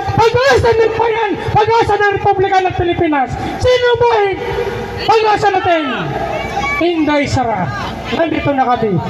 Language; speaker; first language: Filipino; non-native, local second language; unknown